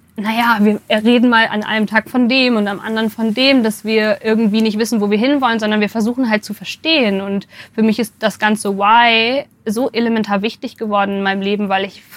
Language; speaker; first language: German; native; German